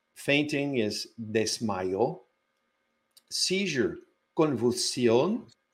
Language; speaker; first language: Spanish; non-native, fluent; English